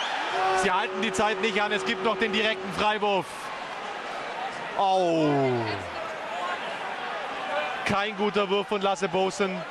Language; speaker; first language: German; native; German